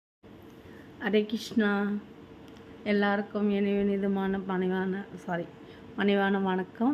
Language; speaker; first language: Tamil; non-native, learner; Malayalam